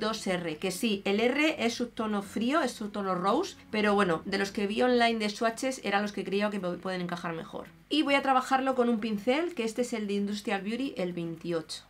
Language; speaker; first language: Spanish; native; Spanish